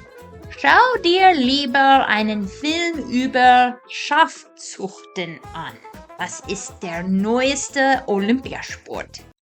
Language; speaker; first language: German; non-native, fluent; English